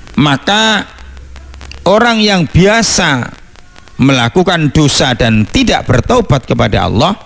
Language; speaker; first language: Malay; non-native, local second language; Javanese